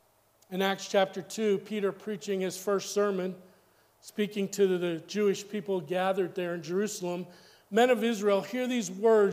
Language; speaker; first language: English; native; English